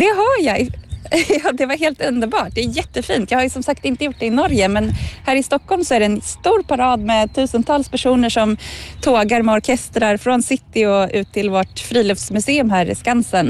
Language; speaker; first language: Swedish; native; Swedish